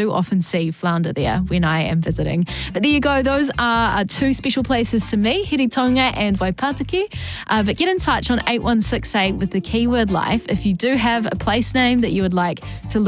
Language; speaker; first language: English; native; English